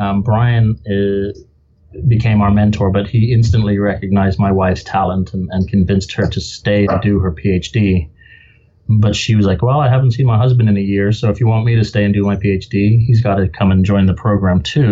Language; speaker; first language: English; native; English